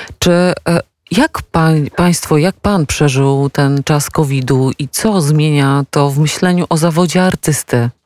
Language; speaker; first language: Polish; native; Polish